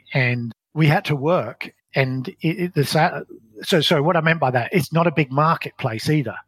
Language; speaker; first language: English; native; English